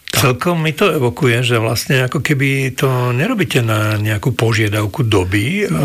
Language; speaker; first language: Slovak; native; Slovak